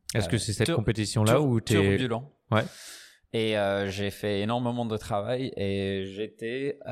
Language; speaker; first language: French; non-native, fluent; English